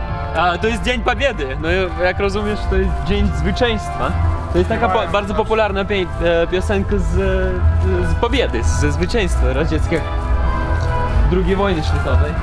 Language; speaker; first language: Polish; non-native, learner; Russian